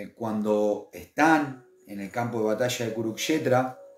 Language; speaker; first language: Spanish; native; Spanish